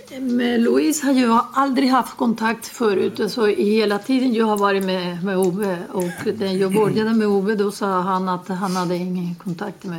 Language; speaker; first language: Swedish; non-native, learner; Spanish